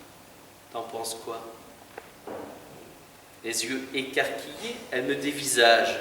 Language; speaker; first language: French; native; French